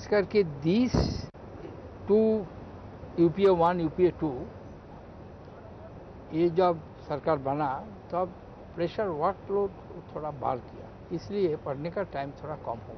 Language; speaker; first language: Hindi; non-native, local second language; Bangla